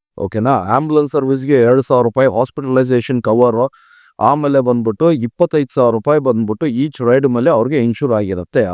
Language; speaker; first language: Kannada; non-native, local second language; Tamil